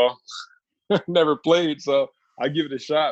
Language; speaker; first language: English; native; English